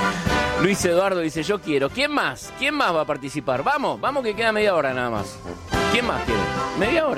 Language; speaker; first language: Spanish; native; Spanish